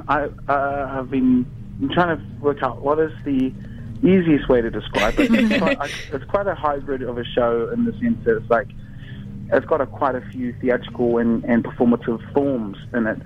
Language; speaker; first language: English; native; English